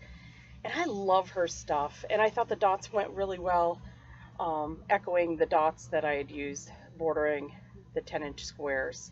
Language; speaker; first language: English; native; English